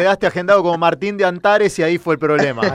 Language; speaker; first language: Spanish; native; Spanish